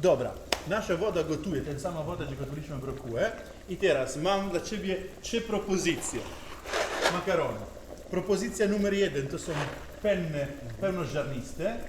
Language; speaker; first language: Polish; non-native, learner; Italian